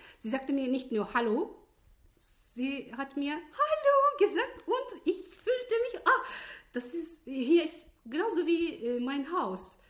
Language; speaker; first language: German; non-native, learner; Turkish